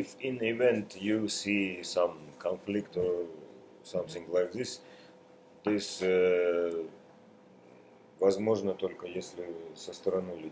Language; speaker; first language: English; non-native, learner; Russian